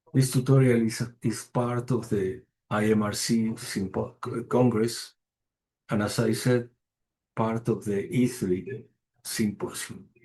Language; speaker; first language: English; non-native, fluent; Spanish